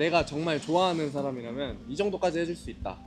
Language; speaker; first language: Korean; native; Korean